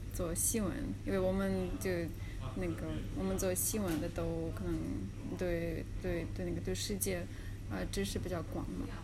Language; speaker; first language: Chinese; non-native, fluent; Russian